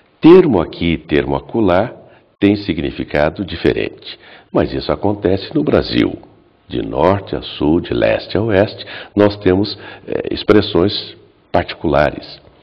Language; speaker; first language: Portuguese; native; Portuguese